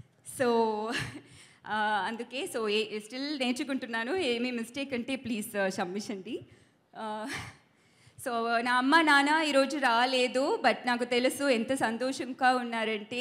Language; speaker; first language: Telugu; non-native, learner; Tamil